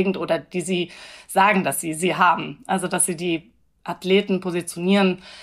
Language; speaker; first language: German; early bilingual, other home language; English